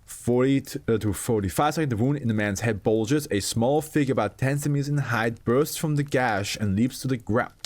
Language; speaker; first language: English; non-native, fluent; German